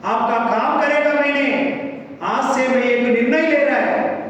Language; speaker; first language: Hindi; non-native, local second language; Telugu